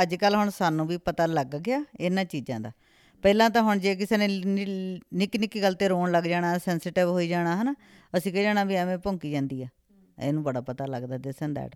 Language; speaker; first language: Punjabi; native; Punjabi